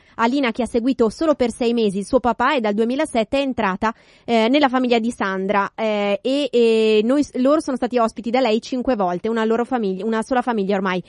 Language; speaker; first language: Italian; native; Italian